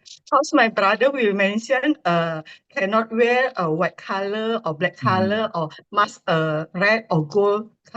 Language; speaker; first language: English; non-native, learner; Indonesian